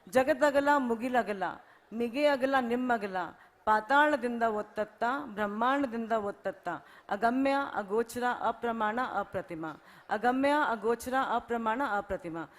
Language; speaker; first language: Kannada; non-native, fluent; Hindi